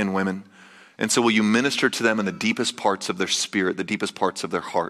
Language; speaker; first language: English; native; English